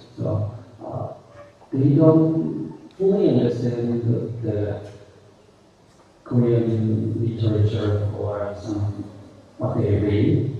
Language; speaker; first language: English; non-native, fluent; Korean